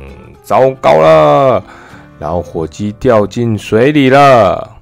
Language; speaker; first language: Chinese; native; Chinese